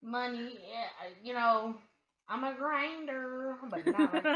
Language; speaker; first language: English; native; English